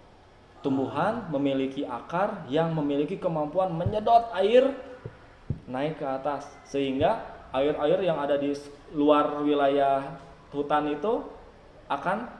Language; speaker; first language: Indonesian; native; Indonesian